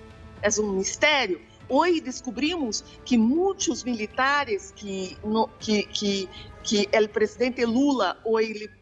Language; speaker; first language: Spanish; non-native, fluent; Portuguese